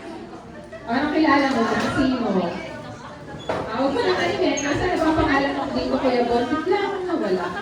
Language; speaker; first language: Filipino; native; Filipino